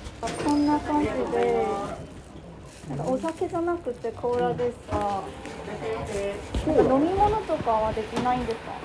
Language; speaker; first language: Japanese; non-native, learner; Korean